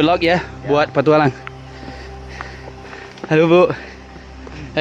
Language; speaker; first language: Indonesian; non-native, learner; English